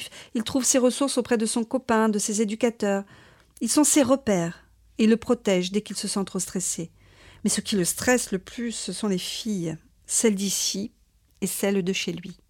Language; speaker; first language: French; native; French